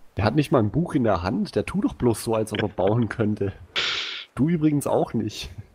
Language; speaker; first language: German; native; German